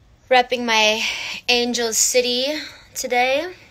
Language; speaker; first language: English; early bilingual, other home language; Spanish